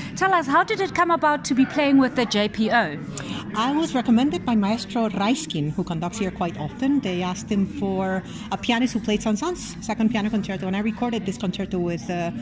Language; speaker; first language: English; native; English